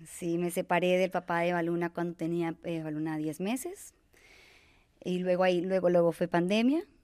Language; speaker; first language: Spanish; native; Spanish